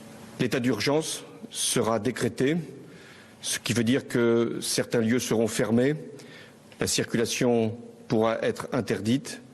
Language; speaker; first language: French; native; French